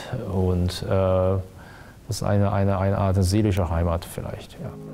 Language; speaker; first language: German; non-native, fluent; Chinese